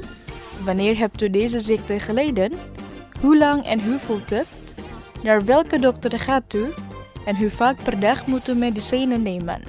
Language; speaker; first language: Dutch; non-native, learner; Indonesian